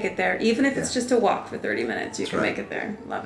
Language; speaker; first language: English; native; English